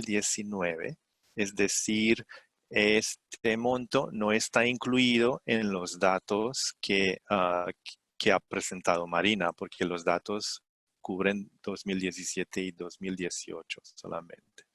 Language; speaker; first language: Spanish; non-native, fluent; Romanian